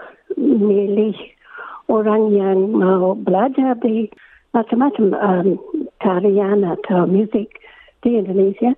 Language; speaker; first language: Indonesian; non-native, fluent; English